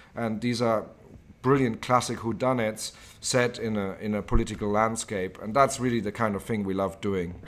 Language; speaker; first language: English; non-native, fluent; German